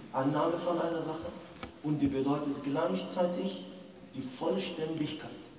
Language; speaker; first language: German; non-native, fluent; Arabic